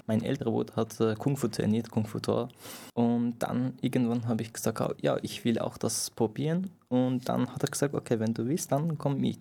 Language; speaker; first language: German; non-native, fluent; Persian